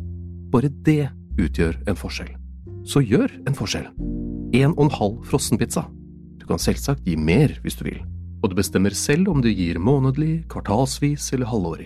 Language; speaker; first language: Norwegian; native; Norwegian